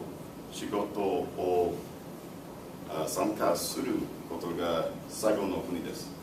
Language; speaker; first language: Japanese; non-native, learner; English